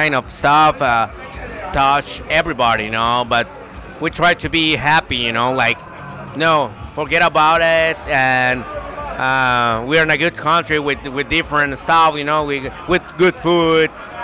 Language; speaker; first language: English; non-native, learner; Spanish